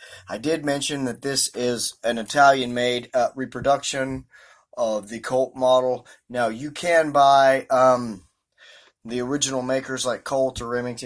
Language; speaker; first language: English; native; English